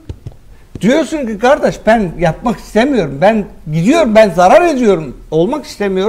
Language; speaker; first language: Turkish; native; Turkish